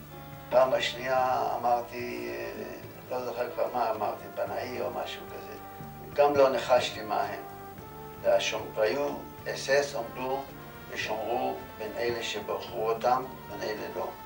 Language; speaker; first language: Hebrew; non-native, fluent; Yiddish